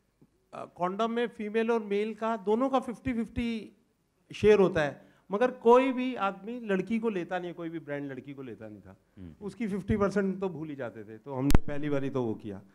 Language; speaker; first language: Hindi; native; Hindi